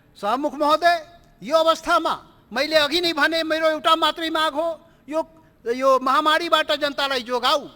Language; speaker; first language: Nepali; non-native, local second language; Maithili